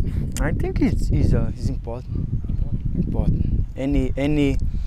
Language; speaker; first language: English; non-native, fluent; Portuguese